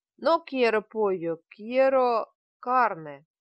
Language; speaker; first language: Spanish; non-native, fluent; Russian